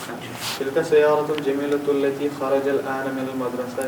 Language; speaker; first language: Arabic; non-native, learner; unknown